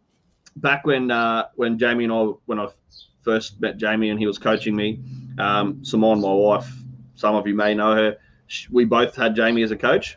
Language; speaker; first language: English; native; English